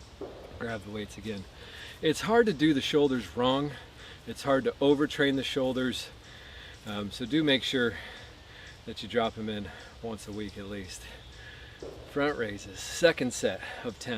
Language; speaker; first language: English; native; English